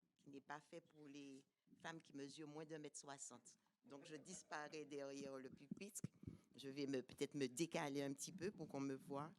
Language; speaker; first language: French; native; French